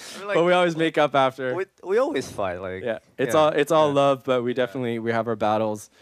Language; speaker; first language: English; native; English